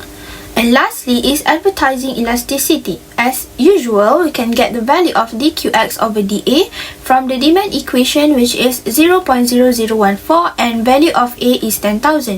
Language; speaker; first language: English; non-native, local second language; Malay